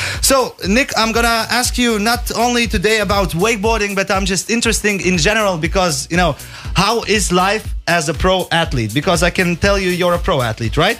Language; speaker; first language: English; non-native, fluent; Lithuanian